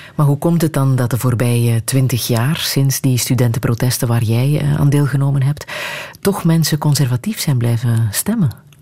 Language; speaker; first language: Dutch; native; Dutch